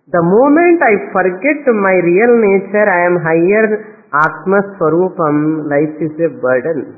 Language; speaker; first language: English; non-native, local second language; Tamil